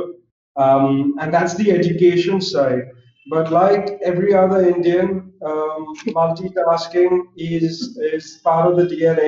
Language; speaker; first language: English; non-native, local second language; Gujarati